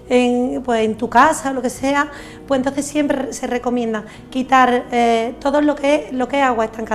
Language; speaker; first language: Spanish; native; Spanish